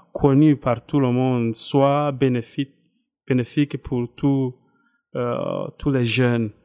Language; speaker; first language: French; non-native, local second language; Kinyarwanda